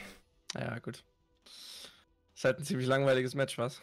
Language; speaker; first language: German; native; German